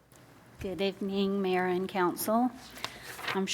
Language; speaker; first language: English; native; English